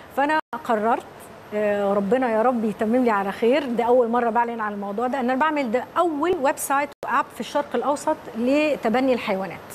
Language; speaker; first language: Arabic; native; Arabic